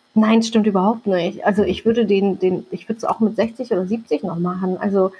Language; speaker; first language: German; early bilingual, other home language; Turkish